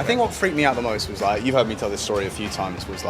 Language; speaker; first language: English; native; English